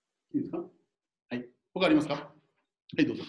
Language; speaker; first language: Japanese; native; Japanese